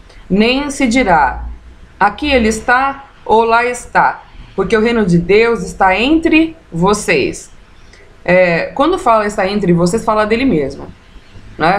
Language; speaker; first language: Portuguese; native; Portuguese